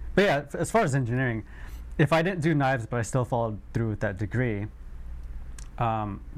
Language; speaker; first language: English; native; English